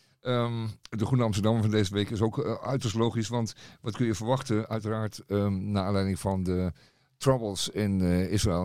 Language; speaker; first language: Dutch; native; Dutch